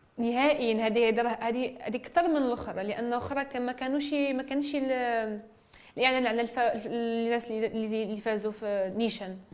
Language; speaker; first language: Arabic; native; Arabic